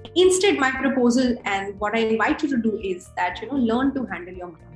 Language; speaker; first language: English; non-native, local second language; Hindi